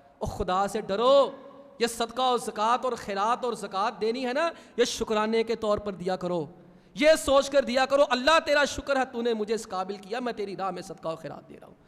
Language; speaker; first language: Urdu; non-native, local second language; Punjabi